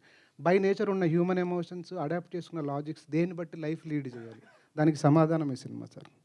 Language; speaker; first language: Telugu; native; Telugu